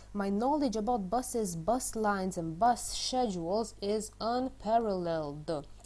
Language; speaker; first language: English; non-native, fluent; Romanian